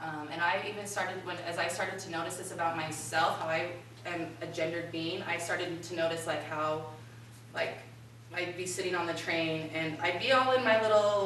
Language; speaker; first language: English; native; English